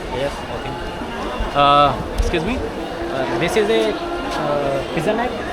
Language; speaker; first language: English; non-native, learner; Hindi